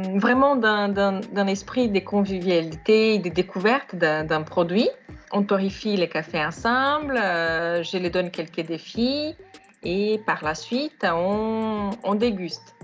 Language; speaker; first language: French; non-native, fluent; Portuguese